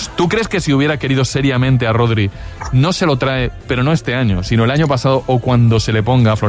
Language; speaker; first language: Spanish; native; Spanish